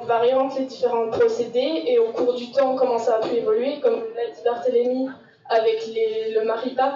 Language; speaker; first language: French; native; French